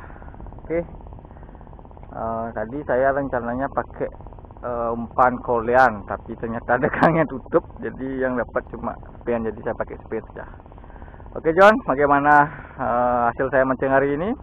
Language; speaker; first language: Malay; non-native, local second language; Balinese